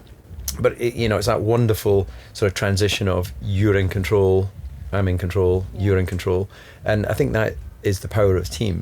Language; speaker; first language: English; native; English